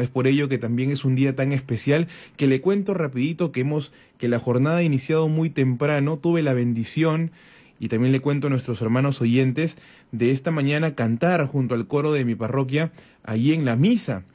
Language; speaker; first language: Spanish; native; Spanish